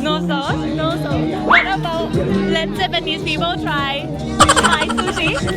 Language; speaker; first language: English; non-native, learner; Thai